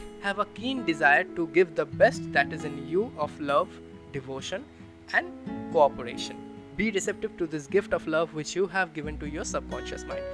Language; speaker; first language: English; non-native, local second language; Bangla